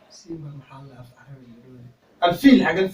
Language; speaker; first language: Arabic; non-native, learner; Somali